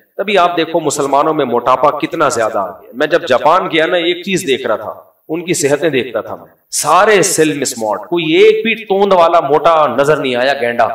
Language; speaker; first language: Urdu; native; Urdu